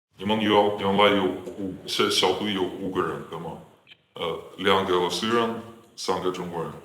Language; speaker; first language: Chinese; non-native, fluent; Ukrainian